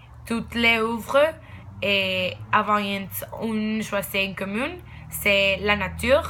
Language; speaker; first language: French; non-native, learner; Spanish